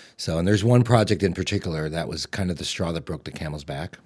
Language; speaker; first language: English; native; English